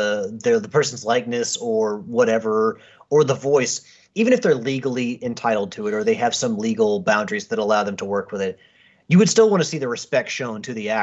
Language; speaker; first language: English; native; English